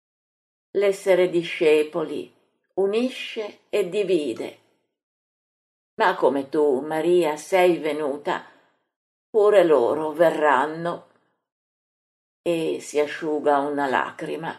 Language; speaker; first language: Italian; native; Italian